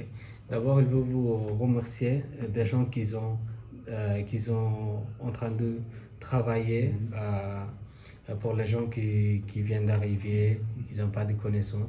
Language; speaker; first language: French; non-native, learner; Bangla